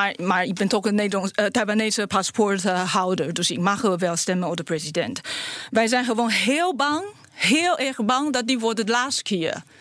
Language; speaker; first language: Dutch; non-native, fluent; Chinese